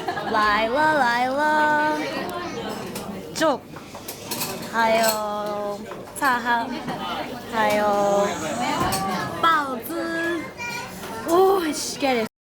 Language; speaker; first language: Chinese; non-native, learner; English